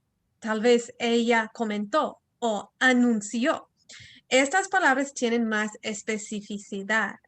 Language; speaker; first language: Spanish; early bilingual, heritage; Spanish